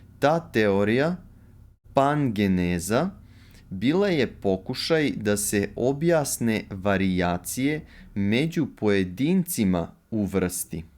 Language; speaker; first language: Serbian; native; Serbian